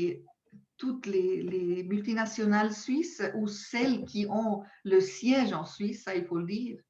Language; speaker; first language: French; non-native, local second language; German